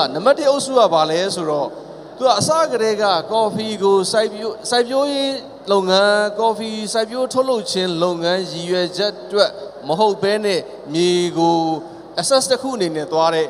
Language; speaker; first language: Burmese; native; Burmese